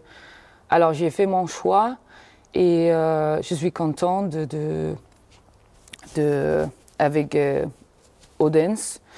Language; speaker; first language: French; non-native, fluent; Danish